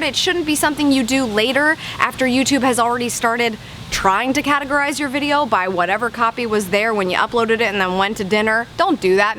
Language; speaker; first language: English; native; English